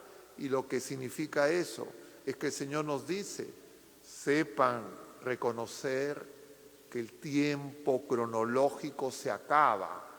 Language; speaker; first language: Spanish; native; Spanish